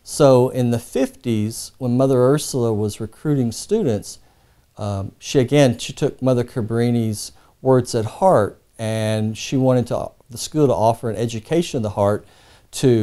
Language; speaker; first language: English; non-native, fluent; Spanish